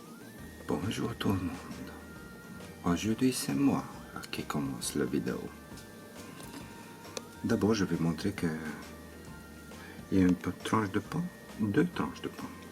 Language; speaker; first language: French; non-native, learner; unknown